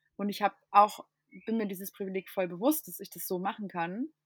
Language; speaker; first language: German; non-native, fluent; English